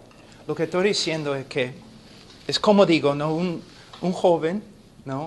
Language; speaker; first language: Spanish; non-native, fluent; English